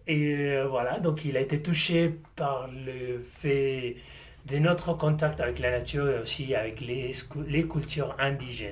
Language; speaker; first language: French; non-native, fluent; Spanish